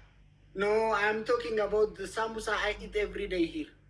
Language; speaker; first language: English; non-native, learner; Oromo